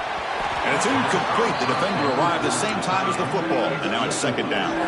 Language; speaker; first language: English; native; English